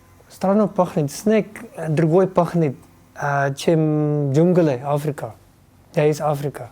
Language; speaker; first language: Russian; non-native, learner; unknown